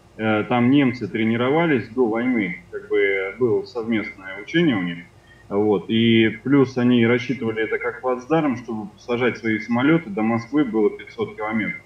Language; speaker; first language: Russian; native; Russian